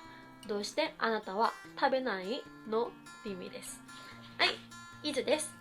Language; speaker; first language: Japanese; non-native, fluent; Filipino